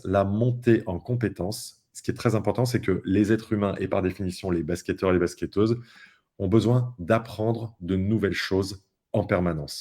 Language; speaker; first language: French; native; French